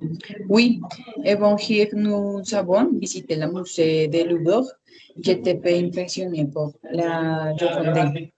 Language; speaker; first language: French; non-native, learner; Spanish